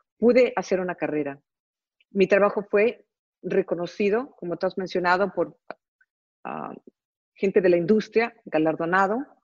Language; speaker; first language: Spanish; early bilingual, heritage; Spanish